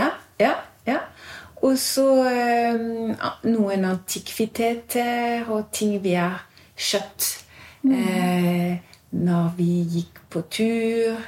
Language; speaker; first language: Norwegian; non-native, fluent; French